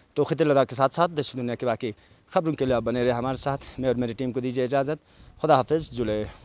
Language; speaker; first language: Hindi; non-native, local second language; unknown